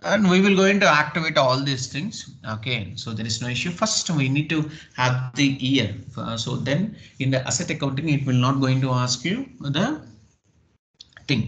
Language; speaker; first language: English; non-native, local second language; Telugu